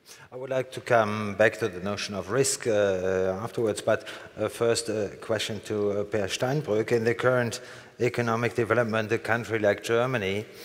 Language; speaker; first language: English; non-native, fluent; German